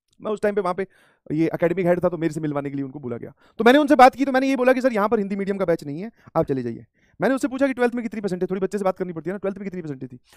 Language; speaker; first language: Hindi; native; Hindi